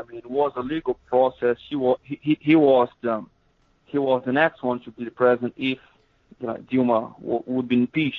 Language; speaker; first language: English; non-native, fluent; Portuguese